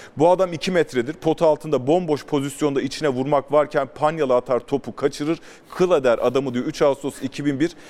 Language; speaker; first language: Turkish; native; Turkish